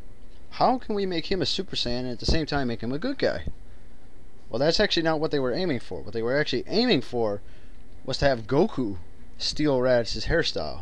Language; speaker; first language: English; native; English